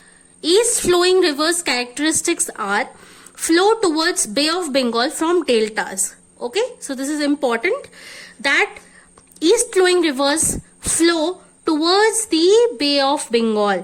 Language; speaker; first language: English; non-native, local second language; Hindi